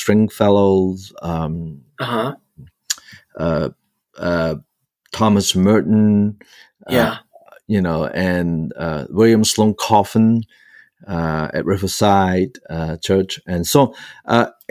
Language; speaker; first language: English; non-native, local second language; Cantonese